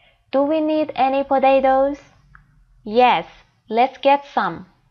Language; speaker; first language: English; non-native, fluent; Persian